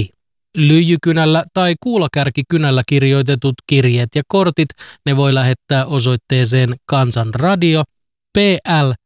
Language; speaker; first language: Finnish; native; Finnish